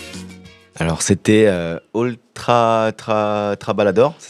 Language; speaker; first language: French; native; French